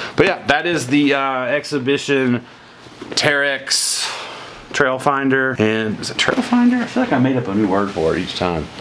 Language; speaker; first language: English; native; English